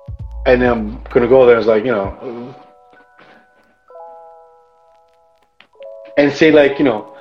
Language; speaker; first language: English; non-native, fluent; Greek